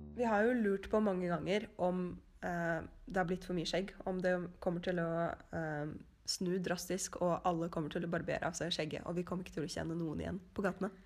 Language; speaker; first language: Norwegian; native; Norwegian